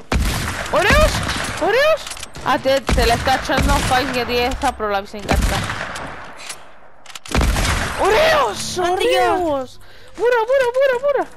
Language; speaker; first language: Greek; native; Greek